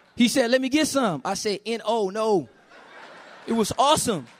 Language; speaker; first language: English; native; English